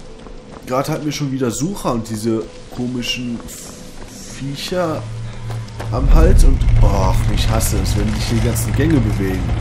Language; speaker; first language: German; native; German